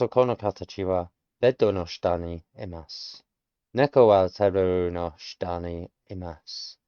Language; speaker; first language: Japanese; non-native, learner; English